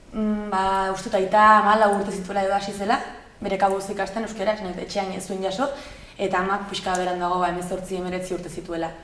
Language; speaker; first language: Basque; native; Basque